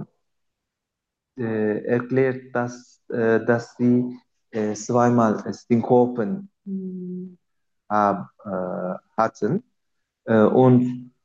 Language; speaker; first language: German; non-native, learner; Turkish